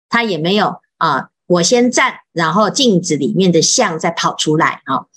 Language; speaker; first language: Chinese; native; Chinese